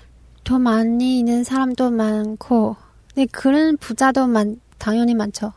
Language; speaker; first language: Korean; non-native, local second language; Chinese